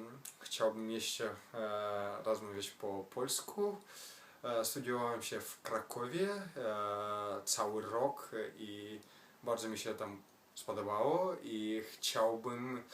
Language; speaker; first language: Polish; non-native, learner; Kazakh